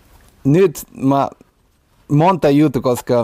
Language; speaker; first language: Finnish; non-native, learner; Portuguese